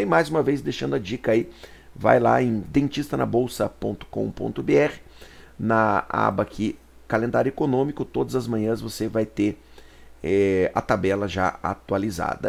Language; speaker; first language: Portuguese; native; Portuguese